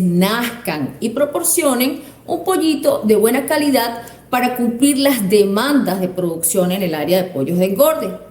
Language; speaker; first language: Spanish; native; Spanish